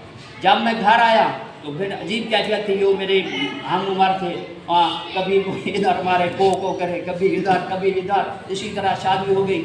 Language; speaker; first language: Urdu; native; Urdu